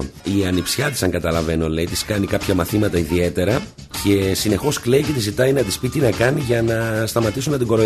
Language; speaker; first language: Greek; native; Greek